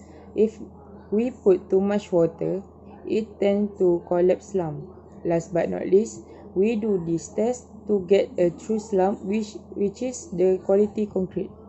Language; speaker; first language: English; non-native, learner; Malay